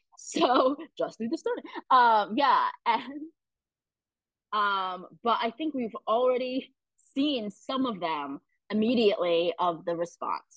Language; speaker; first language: English; native; English